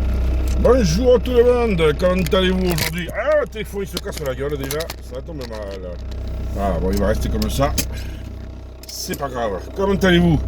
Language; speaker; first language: French; native; French